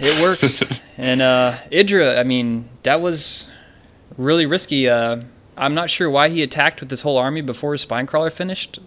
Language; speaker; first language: English; native; English